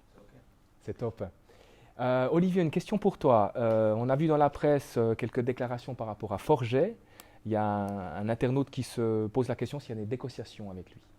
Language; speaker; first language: French; native; French